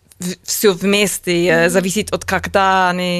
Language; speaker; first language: Russian; non-native, learner; English